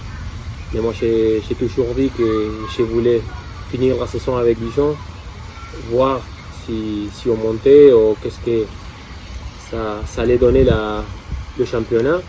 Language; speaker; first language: French; non-native, fluent; Spanish